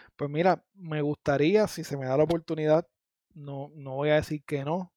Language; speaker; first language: Spanish; native; Spanish